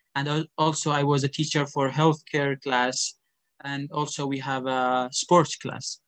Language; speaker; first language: English; non-native, fluent; Arabic